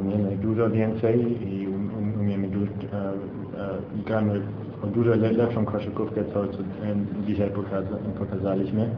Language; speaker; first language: Polish; non-native, fluent; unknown